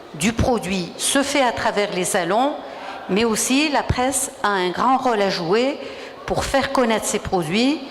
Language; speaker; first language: French; non-native, local second language; Arabic